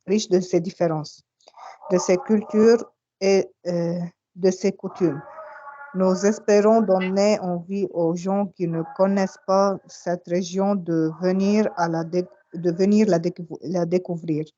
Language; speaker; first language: French; non-native, learner; Arabic